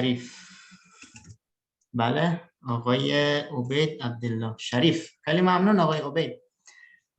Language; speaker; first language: Persian; early bilingual, other home language; Indonesian